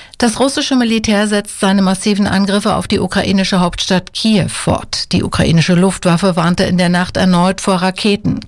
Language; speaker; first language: German; native; German